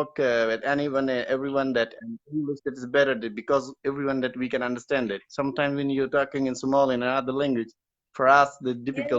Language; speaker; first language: English; non-native, learner; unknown